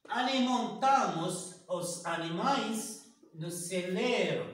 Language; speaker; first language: Portuguese; non-native, learner; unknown